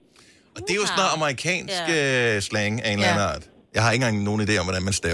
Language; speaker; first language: Danish; native; Danish